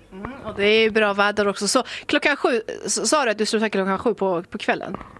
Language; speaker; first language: Swedish; early bilingual, other home language; Persian